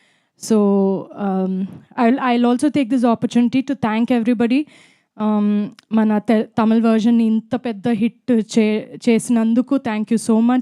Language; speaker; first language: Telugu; non-native, fluent; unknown